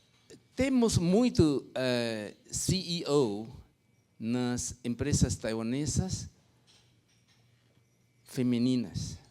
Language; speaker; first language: Portuguese; non-native, fluent; Chinese